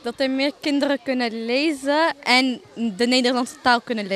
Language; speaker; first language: Dutch; non-native, learner; Arabic